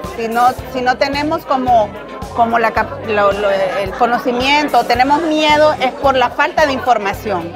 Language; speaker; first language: Spanish; native; Spanish